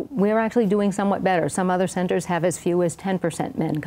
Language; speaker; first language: English; native; English